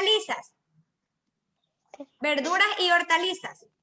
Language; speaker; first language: Spanish; native; Spanish